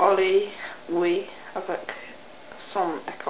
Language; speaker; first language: French; non-native, learner; English